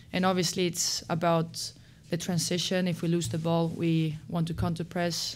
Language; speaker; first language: English; non-native, fluent; Swedish